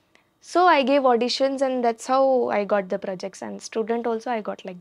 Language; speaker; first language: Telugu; non-native, learner; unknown